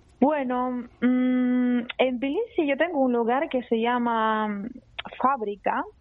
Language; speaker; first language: Spanish; non-native, fluent; Georgian